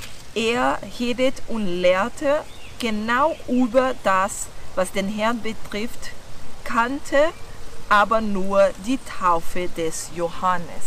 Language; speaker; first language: German; non-native, learner; Portuguese